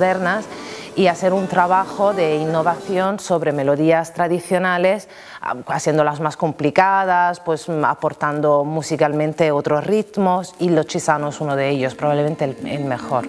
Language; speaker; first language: Spanish; non-native, fluent; Italian